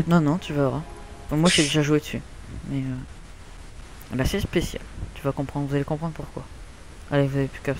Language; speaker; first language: French; native; French